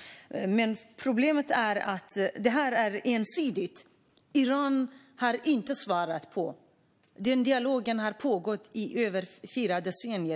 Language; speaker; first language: Swedish; non-native, fluent; Kurdish